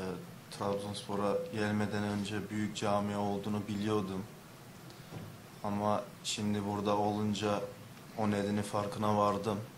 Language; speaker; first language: Turkish; early bilingual, heritage; English